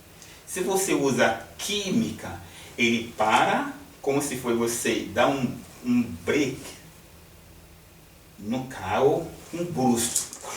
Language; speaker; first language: Portuguese; non-native, fluent; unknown